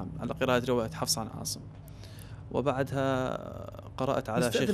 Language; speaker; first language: Arabic; native; Arabic